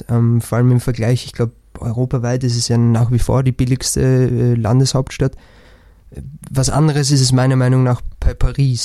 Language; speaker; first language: German; native; German